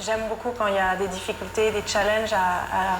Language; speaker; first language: French; non-native, fluent; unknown